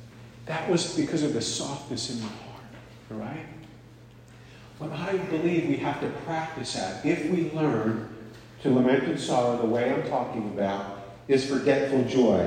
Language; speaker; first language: English; native; English